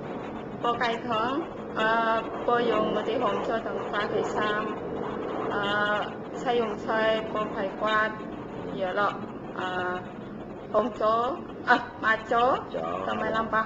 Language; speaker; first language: Cantonese; non-native, learner; Indonesian